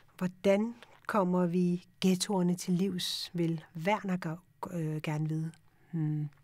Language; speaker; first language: Danish; early bilingual, other home language; Urdu